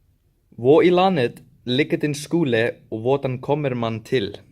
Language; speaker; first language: Danish; non-native, learner; Icelandic